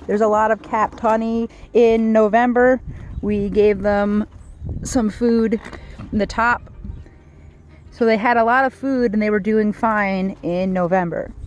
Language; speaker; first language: English; native; English